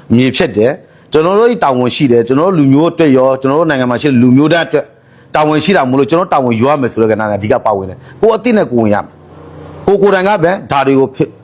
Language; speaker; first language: Burmese; non-native, local second language; Rohingya